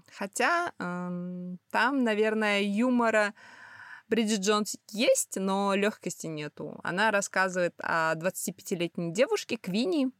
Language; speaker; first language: Russian; native; Russian